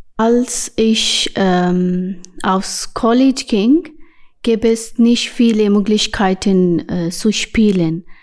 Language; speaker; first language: German; non-native, learner; Urdu